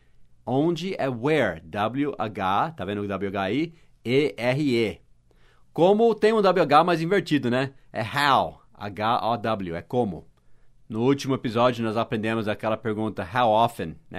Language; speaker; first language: Portuguese; non-native, fluent; English